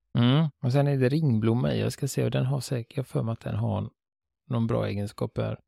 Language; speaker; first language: Swedish; native; Swedish